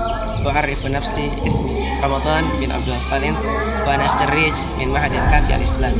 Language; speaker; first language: Arabic; non-native, fluent; Indonesian